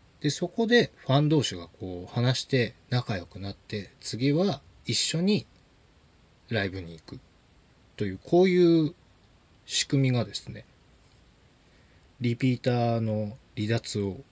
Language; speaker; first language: Japanese; native; Japanese